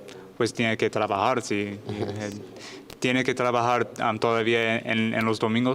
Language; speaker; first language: Spanish; non-native, learner; English